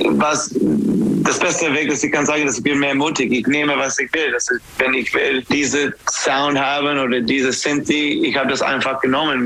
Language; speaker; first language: German; non-native, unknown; English